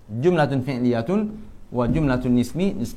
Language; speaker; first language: Arabic; non-native, fluent; Malay